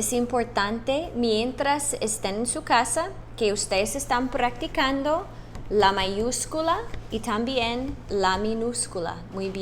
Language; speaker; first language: Spanish; non-native, fluent; English